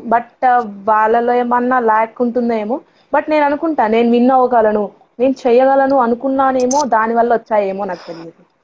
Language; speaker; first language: Telugu; non-native, local second language; Tamil